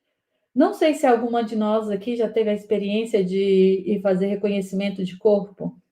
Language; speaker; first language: Portuguese; native; Portuguese